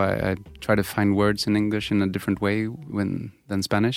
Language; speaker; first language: English; non-native, fluent; Swedish